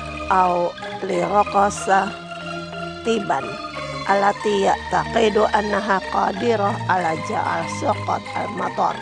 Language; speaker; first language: Arabic; non-native, learner; Indonesian